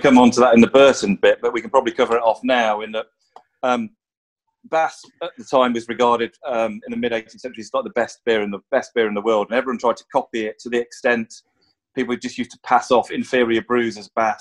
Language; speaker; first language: English; native; English